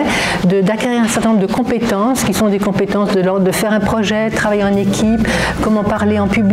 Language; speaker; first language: French; native; French